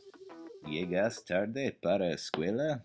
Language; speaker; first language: Spanish; non-native, learner; English